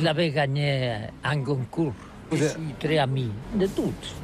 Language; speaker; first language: French; non-native, learner; Catalan